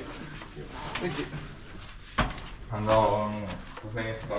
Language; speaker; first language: English; non-native, learner; Korean